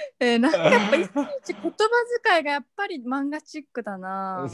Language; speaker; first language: Japanese; native; Japanese